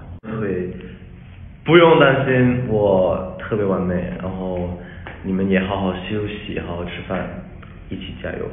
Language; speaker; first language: Chinese; early bilingual, heritage; Chinese